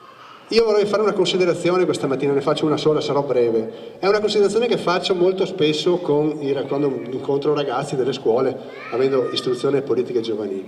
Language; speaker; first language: Italian; native; Italian